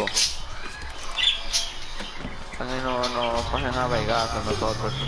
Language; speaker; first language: Spanish; native; Spanish